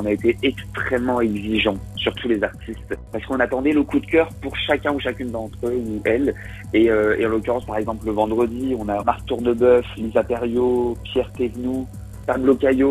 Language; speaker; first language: French; native; French